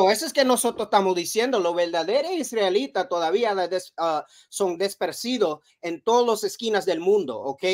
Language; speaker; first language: Spanish; early bilingual, heritage; Spanish